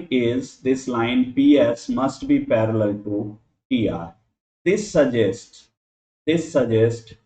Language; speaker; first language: English; non-native, local second language; Hindi